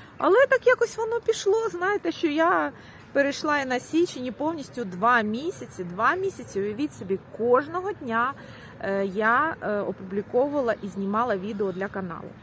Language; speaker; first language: Ukrainian; non-native, local second language; Russian